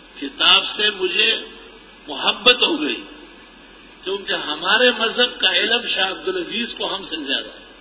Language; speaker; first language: Urdu; non-native, local second language; Pashto